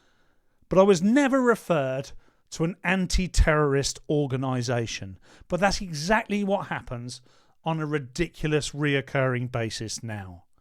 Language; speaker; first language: English; native; English